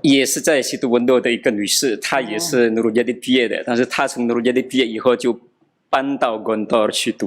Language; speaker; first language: Chinese; non-native, local second language; Madurese